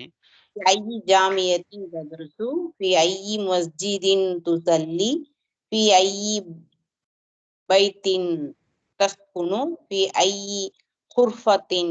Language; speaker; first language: Arabic; non-native, learner; Tamil